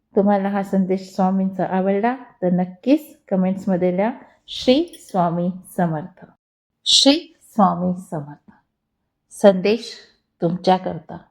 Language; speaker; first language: Marathi; non-native, local second language; Hindi